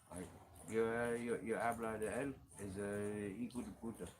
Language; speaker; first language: Spanish; non-native, learner; English